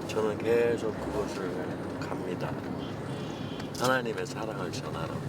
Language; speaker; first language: Korean; native; Korean